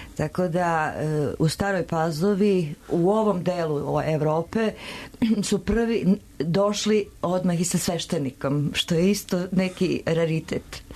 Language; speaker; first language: Serbian; non-native, local second language; Slovak